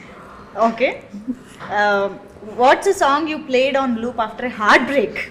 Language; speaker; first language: Telugu; native; Telugu